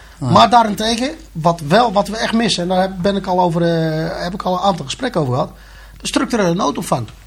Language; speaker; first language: Dutch; native; Dutch